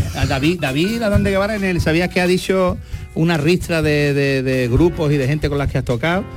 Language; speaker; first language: Spanish; native; Spanish